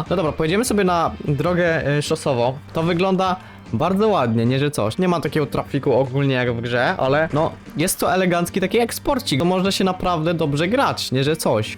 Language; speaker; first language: Polish; native; Polish